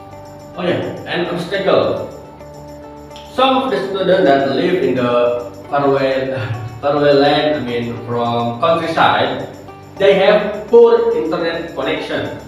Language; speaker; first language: English; non-native, learner; Indonesian